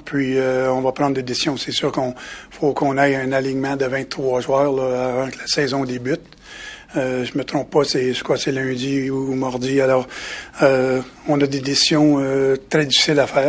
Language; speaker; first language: French; native; French